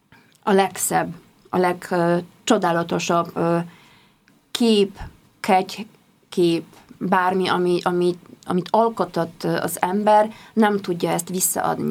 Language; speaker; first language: Hungarian; non-native, fluent; Polish